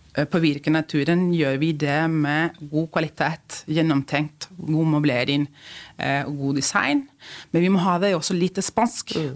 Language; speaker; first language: Norwegian; non-native, fluent; Spanish